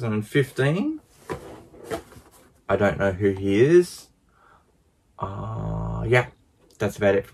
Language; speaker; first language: English; native; English